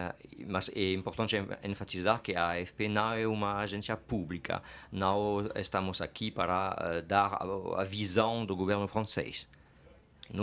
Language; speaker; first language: Portuguese; non-native, fluent; French